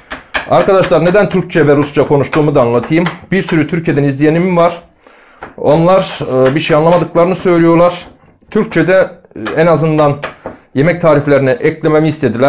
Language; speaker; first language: Turkish; native; Turkish